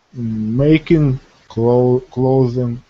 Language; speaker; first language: English; non-native, fluent; Russian